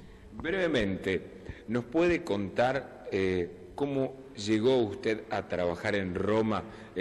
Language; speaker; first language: Spanish; native; Spanish